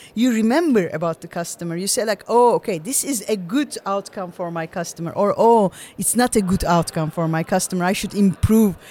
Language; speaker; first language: English; non-native, fluent; Turkish